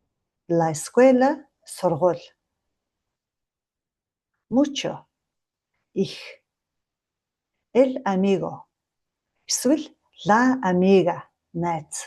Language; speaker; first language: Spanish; non-native, fluent; Mongolian